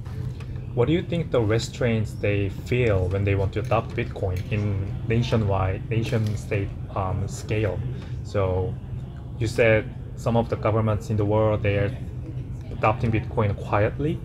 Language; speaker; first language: English; non-native, fluent; Korean